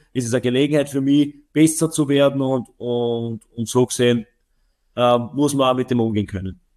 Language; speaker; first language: German; native; German